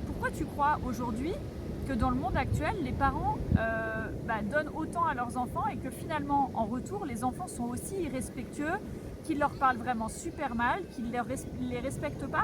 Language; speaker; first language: French; native; French